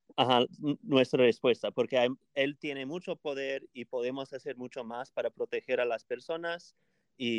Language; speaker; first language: Spanish; non-native, fluent; English